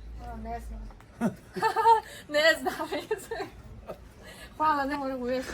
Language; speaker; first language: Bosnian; non-native, learner; Chinese